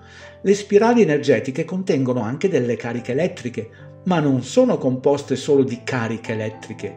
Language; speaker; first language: Italian; native; Italian